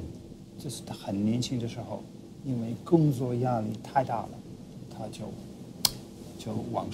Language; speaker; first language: Chinese; non-native, fluent; English